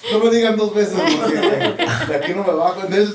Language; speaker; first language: Spanish; early bilingual, heritage; Spanish